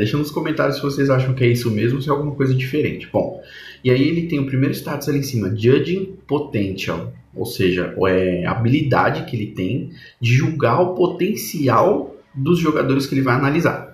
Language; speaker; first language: Portuguese; native; Portuguese